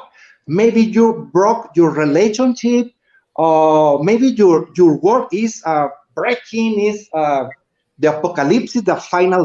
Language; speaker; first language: English; non-native, learner; Spanish